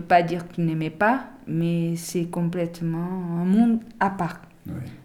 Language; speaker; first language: French; non-native, learner; Portuguese